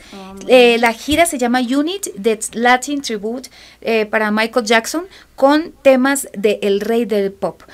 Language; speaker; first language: Spanish; native; Spanish